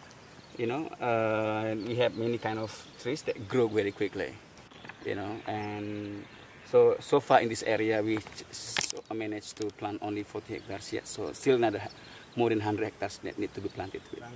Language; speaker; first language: English; non-native, fluent; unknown